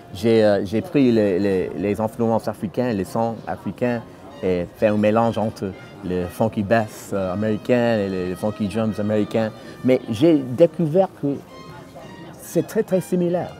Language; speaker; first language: French; non-native, fluent; English